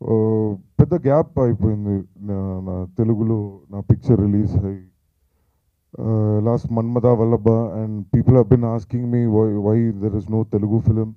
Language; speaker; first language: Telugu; non-native, learner; Tamil